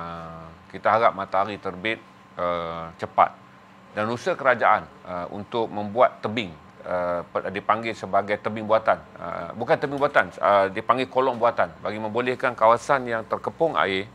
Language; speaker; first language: Malay; native; Malay